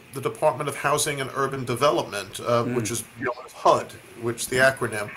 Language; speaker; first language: English; native; English